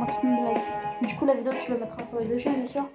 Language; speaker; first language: French; native; French